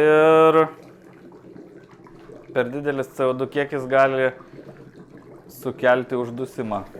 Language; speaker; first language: Lithuanian; native; Lithuanian